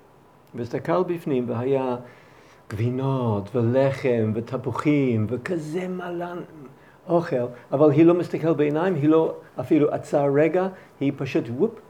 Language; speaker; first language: Hebrew; non-native, fluent; English